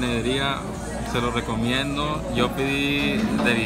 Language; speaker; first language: Spanish; native; Spanish